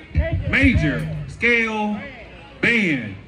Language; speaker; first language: English; native; English